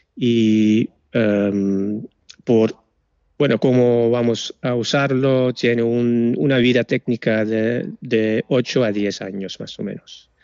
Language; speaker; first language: Spanish; non-native, fluent; Dutch